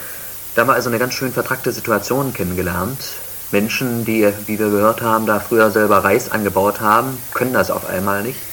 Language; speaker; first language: German; native; German